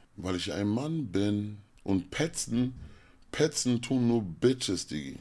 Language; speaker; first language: German; native; German